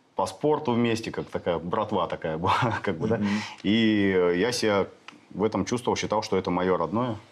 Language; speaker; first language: Russian; native; Russian